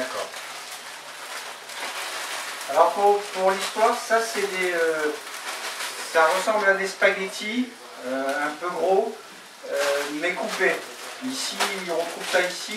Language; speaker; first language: French; native; French